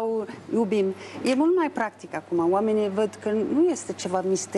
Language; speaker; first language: Romanian; non-native, fluent; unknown